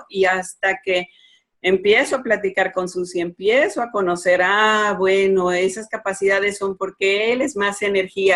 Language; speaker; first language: Spanish; native; Spanish